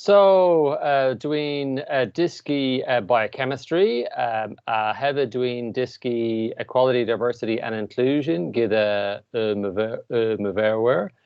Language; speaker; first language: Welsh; non-native, learner; English